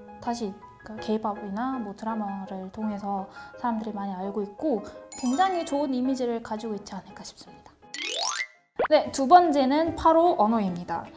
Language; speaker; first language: Korean; non-native, fluent; Uzbek